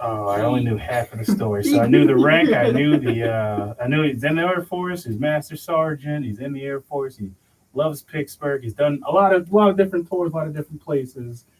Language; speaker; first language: English; native; English